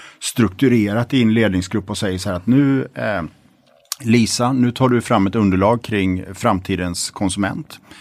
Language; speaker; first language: Swedish; native; Swedish